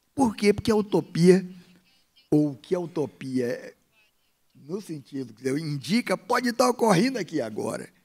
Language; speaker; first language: Portuguese; native; Portuguese